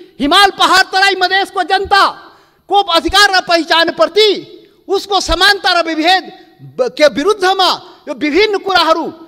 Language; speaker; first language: Nepali; non-native, local second language; Maithili